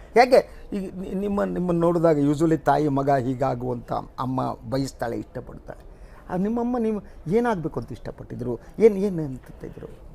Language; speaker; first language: Kannada; native; Kannada